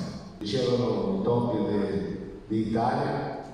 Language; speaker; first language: Italian; non-native, fluent; Portuguese